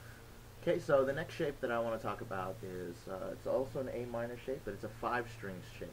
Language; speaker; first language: English; native; English